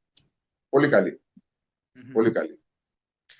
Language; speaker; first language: Greek; native; Greek